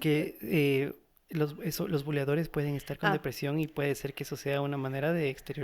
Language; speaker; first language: Spanish; native; Spanish